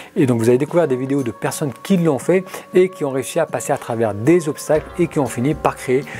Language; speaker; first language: French; early bilingual, other home language; Arabic